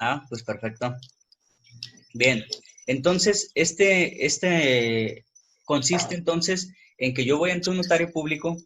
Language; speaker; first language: Spanish; native; Spanish